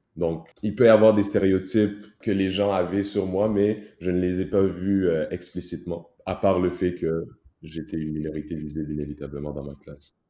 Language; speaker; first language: French; early bilingual, other home language; Kinyarwanda